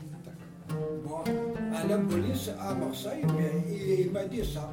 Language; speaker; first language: French; non-native, local second language; Arabic